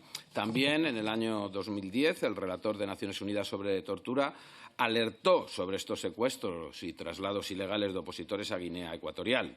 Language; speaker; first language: Spanish; native; Spanish